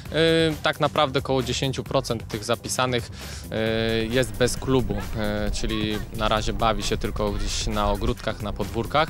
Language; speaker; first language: Polish; native; Polish